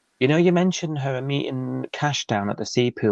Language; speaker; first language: English; native; English